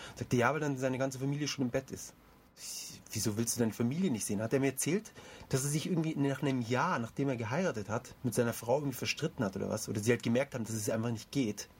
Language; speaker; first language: German; early bilingual, other home language; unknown